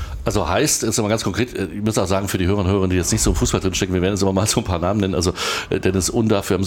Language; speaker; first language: German; native; German